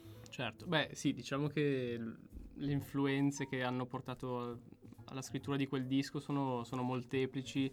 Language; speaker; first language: Italian; native; Italian